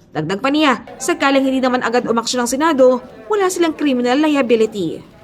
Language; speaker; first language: Filipino; native; Filipino